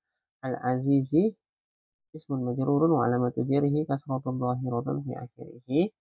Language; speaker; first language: Arabic; non-native, fluent; Indonesian